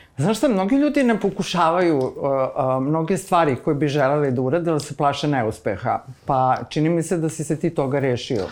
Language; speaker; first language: Serbian; native; Serbian